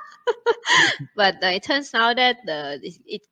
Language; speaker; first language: English; non-native, fluent; Thai